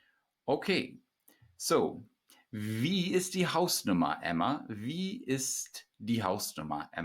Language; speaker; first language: German; non-native, fluent; English